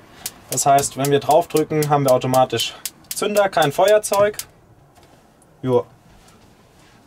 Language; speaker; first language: German; native; German